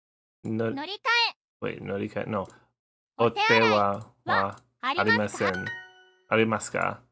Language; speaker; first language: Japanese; non-native, learner; English